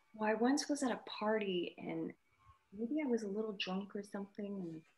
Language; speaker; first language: English; native; English